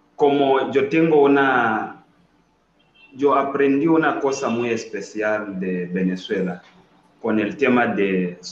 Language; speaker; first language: Spanish; non-native, learner; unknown